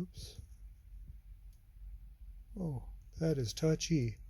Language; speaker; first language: English; native; English